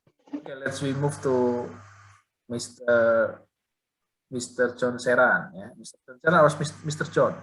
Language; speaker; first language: English; non-native, learner; Indonesian